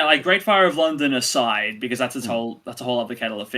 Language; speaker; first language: English; native; English